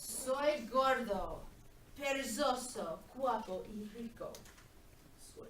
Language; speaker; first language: Spanish; non-native, learner; English